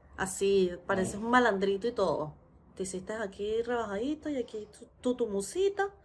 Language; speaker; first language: Spanish; native; Spanish